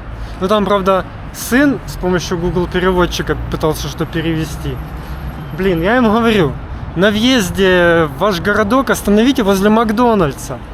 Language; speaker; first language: Russian; native; Russian